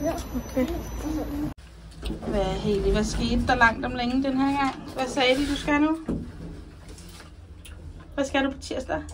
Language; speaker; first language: Danish; native; Danish